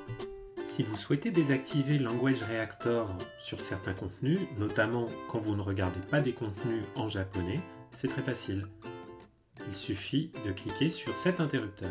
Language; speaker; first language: French; native; French